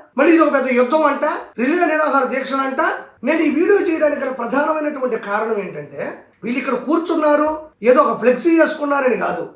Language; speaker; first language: Telugu; native; Telugu